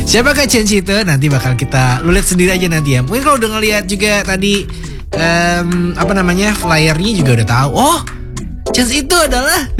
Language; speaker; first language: Indonesian; native; Indonesian